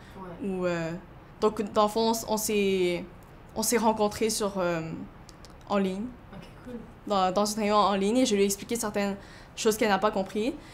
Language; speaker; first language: French; early bilingual, other home language; Chinese